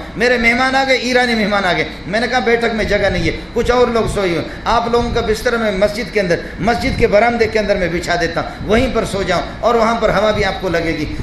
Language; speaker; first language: Urdu; non-native, local second language; Brahui